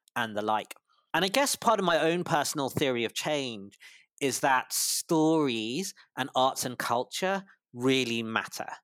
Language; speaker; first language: English; native; English